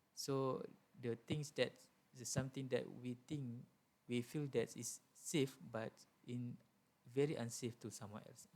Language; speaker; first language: English; non-native, local second language; Malay